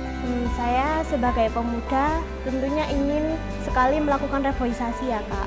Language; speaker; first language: Indonesian; non-native, local second language; Javanese